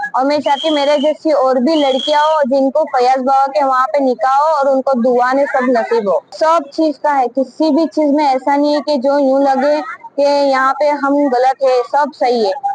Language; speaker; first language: Hindi; non-native, local second language; Gujarati